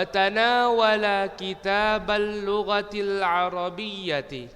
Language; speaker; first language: Arabic; non-native, fluent; Indonesian